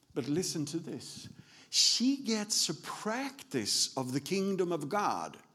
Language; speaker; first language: English; non-native, fluent; Swedish